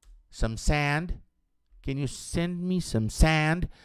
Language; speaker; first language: English; non-native, fluent; Portuguese